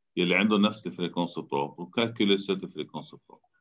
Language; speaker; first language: French; non-native, local second language; Arabic